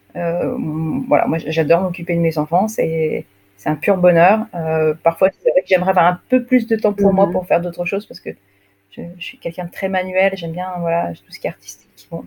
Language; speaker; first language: French; native; French